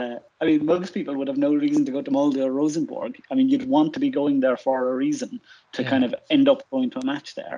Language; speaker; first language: English; native; English